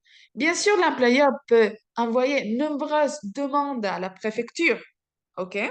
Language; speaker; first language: French; non-native, fluent; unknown